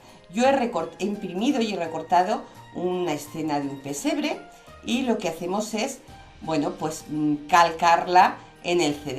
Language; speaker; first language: Spanish; native; Spanish